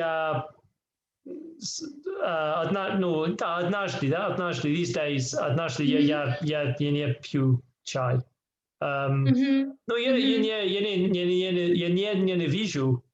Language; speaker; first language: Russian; non-native, learner; English